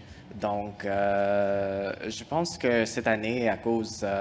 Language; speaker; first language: French; non-native, fluent; English